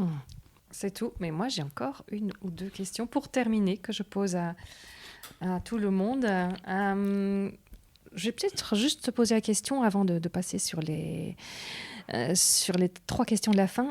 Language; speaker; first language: French; native; French